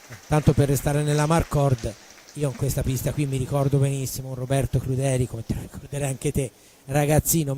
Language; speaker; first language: Italian; native; Italian